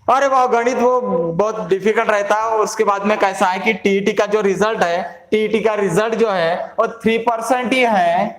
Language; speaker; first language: Hindi; non-native, local second language; Marathi